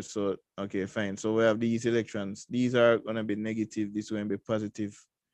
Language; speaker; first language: English; native; English